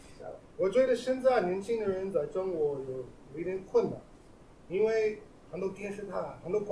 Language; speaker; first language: Chinese; non-native, learner; English